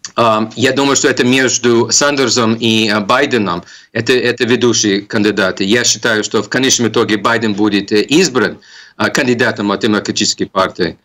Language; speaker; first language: Russian; non-native, fluent; English